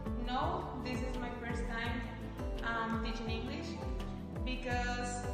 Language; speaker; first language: English; non-native, fluent; Spanish